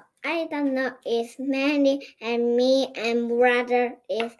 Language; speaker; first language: English; non-native, learner; Korean